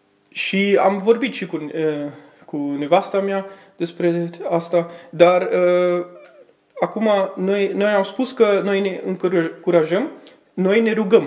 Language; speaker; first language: Romanian; early bilingual, heritage; Romanian